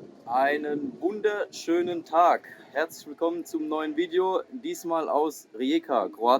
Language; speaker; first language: German; native; German